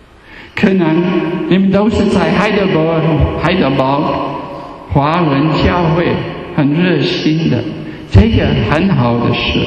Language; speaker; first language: Chinese; non-native, fluent; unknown